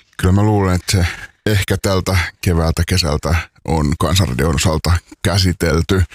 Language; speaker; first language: Finnish; native; Finnish